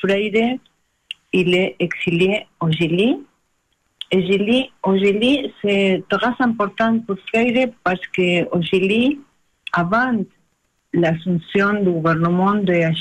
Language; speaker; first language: French; non-native, learner; Spanish